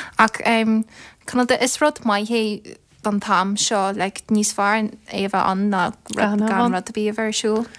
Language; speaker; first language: Irish; native; Irish